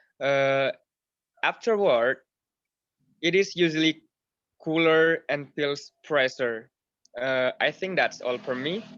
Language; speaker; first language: English; non-native, learner; Indonesian